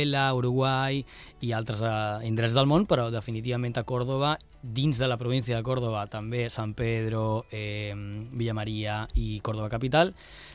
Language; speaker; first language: Catalan; native; Catalan